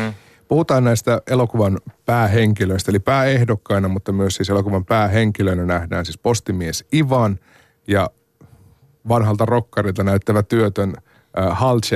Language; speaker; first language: Finnish; native; Finnish